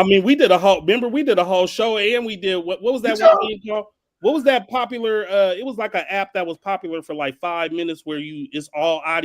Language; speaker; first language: English; native; English